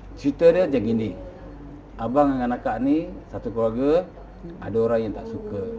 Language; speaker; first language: Malay; native; Malay